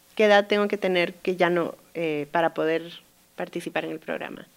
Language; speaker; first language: Spanish; native; Spanish